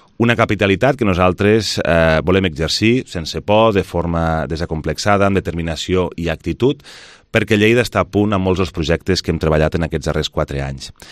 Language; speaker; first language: Catalan; native; Catalan